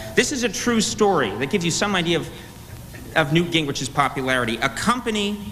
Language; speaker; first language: English; native; English